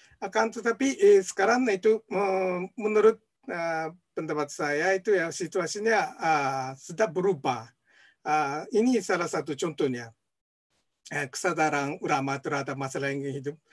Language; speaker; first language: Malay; non-native, fluent; Japanese